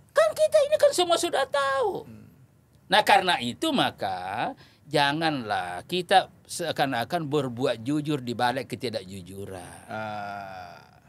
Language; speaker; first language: Indonesian; non-native, local second language; Buginese